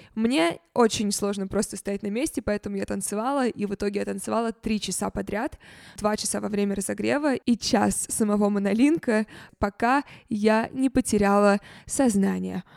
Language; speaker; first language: Russian; native; Russian